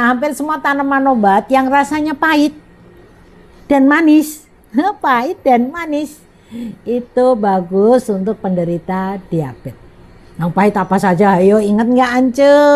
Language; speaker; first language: Indonesian; native; Indonesian